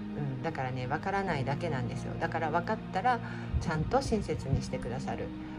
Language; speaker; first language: Japanese; native; Japanese